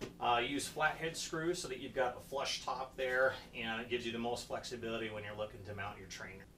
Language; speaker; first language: English; native; English